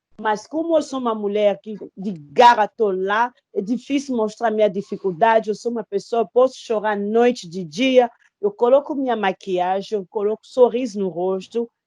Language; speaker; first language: Portuguese; non-native, fluent; Lingala